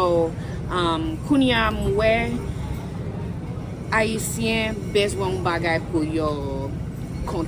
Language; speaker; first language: Haitian Creole; early bilingual, heritage; English